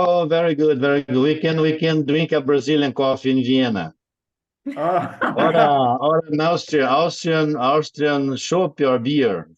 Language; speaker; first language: English; non-native, learner; Portuguese